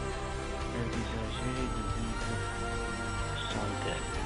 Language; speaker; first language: French; non-native, learner; Arabic